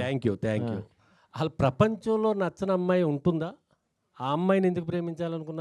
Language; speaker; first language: Telugu; native; Telugu